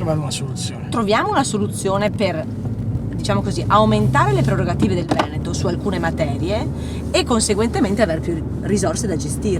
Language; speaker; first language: Italian; native; Italian